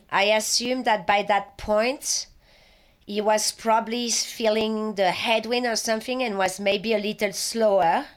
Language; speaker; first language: English; non-native, fluent; French